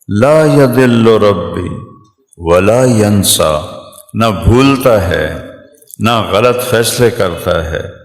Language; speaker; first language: Urdu; non-native, local second language; Punjabi